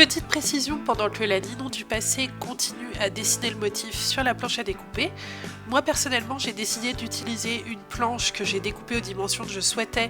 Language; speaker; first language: French; native; French